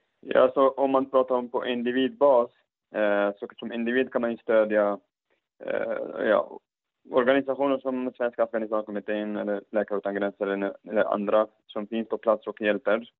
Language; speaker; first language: Swedish; non-native, fluent; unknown